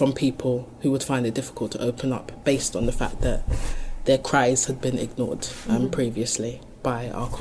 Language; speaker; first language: English; native; English